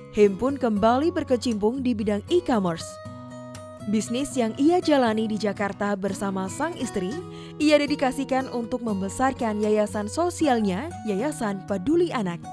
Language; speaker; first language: Indonesian; native; Indonesian